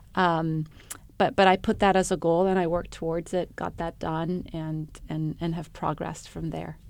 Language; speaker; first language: English; non-native, fluent; Arabic